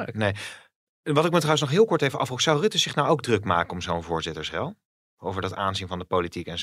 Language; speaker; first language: Dutch; native; Dutch